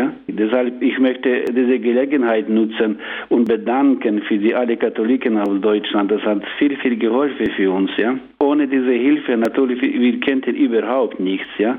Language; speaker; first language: German; non-native, learner; Ukrainian